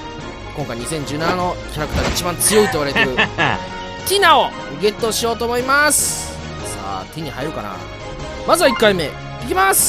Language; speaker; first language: Japanese; native; Japanese